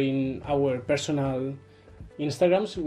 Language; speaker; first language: English; non-native, learner; Spanish